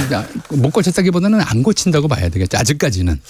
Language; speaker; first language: Korean; native; Korean